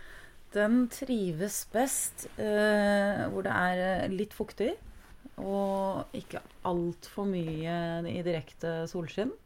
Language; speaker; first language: Norwegian; native; Norwegian